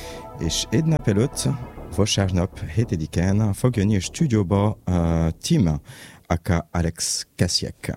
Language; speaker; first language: Hungarian; non-native, learner; French